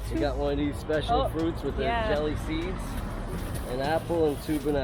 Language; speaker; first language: English; native; English